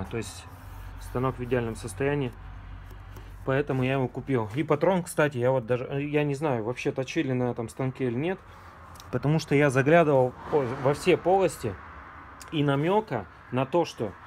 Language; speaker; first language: Russian; native; Russian